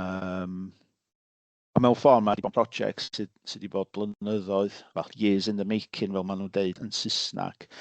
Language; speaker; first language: Welsh; native; Welsh